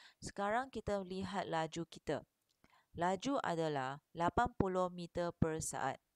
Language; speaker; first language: Malay; non-native, local second language; Chinese